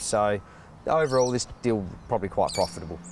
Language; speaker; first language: English; native; English